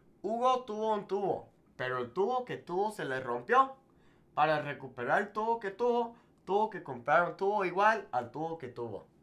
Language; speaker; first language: Spanish; non-native, fluent; English